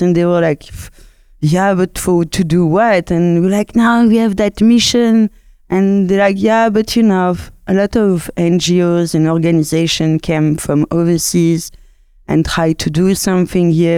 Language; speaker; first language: English; non-native, fluent; French